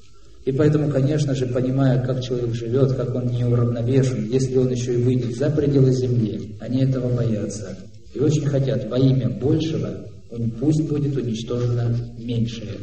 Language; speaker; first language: Russian; native; Russian